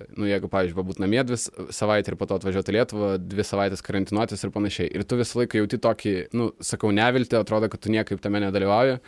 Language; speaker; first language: Lithuanian; early bilingual, other home language; Russian